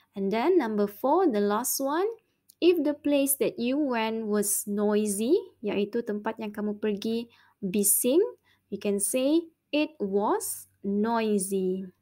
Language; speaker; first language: English; non-native, local second language; Malay